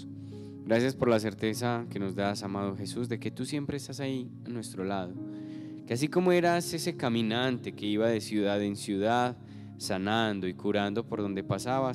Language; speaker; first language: Spanish; native; Spanish